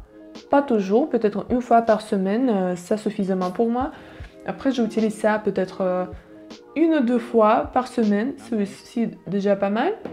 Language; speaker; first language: French; non-native, learner; Russian